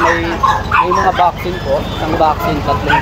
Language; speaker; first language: Filipino; native; Filipino